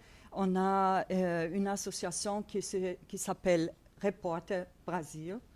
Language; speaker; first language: French; non-native, fluent; Portuguese